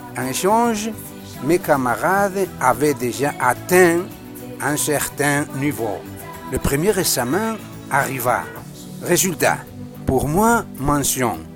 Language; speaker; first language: French; non-native, learner; Spanish